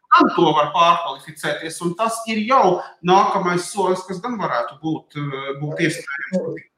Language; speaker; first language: Latvian; native; Latvian